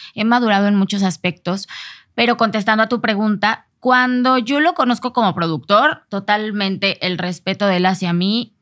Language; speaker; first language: Spanish; native; Spanish